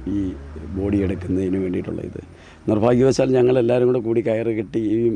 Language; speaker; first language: Malayalam; native; Malayalam